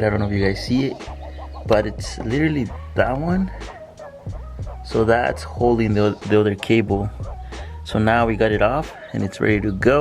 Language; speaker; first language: English; native; English